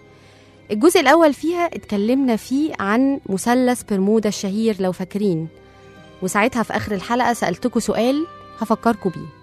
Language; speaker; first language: Arabic; native; Arabic